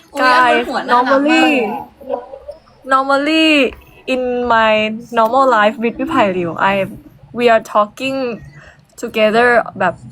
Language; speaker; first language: English; non-native, learner; Thai